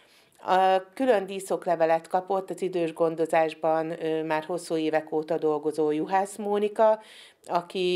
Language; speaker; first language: Hungarian; native; Hungarian